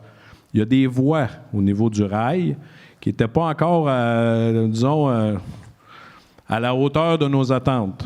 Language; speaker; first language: French; native; French